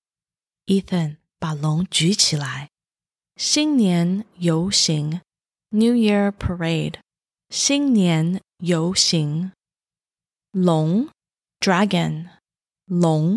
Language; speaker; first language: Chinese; early bilingual, heritage; Chinese